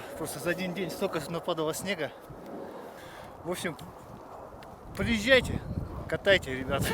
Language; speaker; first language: Russian; native; Russian